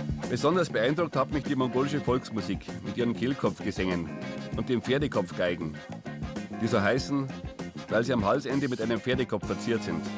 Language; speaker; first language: German; native; German